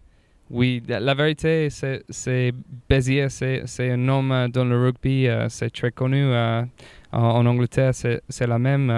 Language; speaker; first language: French; non-native, fluent; English